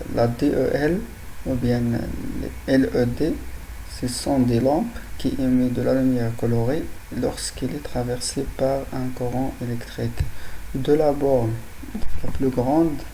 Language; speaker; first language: French; non-native, local second language; Arabic